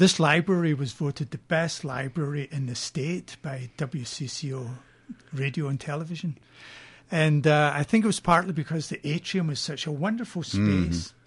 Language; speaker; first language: English; native; English